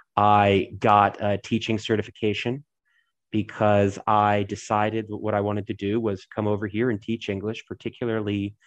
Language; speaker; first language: English; native; English